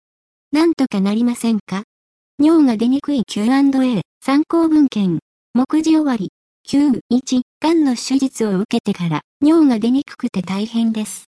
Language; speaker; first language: Japanese; native; Japanese